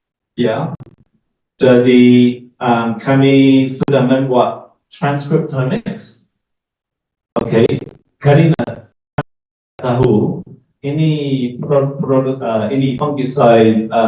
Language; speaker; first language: Indonesian; non-native, learner; English